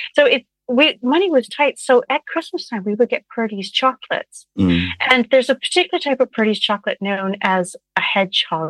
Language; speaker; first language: English; native; English